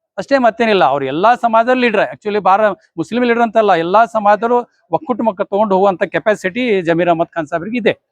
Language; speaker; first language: Kannada; non-native, local second language; Urdu